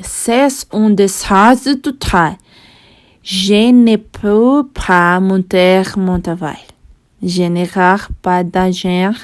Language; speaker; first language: French; non-native, learner; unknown